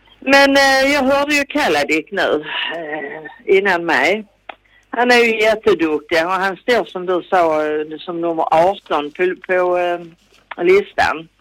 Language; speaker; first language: Swedish; native; Swedish